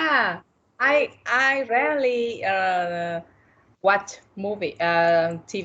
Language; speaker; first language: English; non-native, learner; Vietnamese